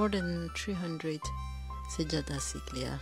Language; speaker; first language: Hindi; non-native, local second language; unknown